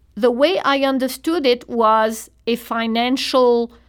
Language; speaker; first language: English; non-native, fluent; French